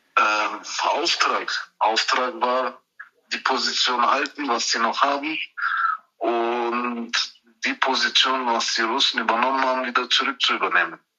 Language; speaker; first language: German; early bilingual, other home language; Turkish